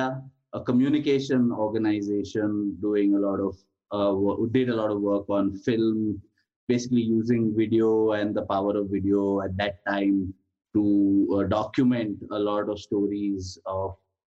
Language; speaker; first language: English; non-native, local second language; Gujarati